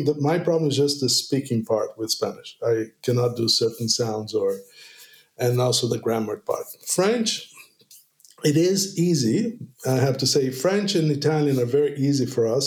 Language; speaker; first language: English; non-native, fluent; Portuguese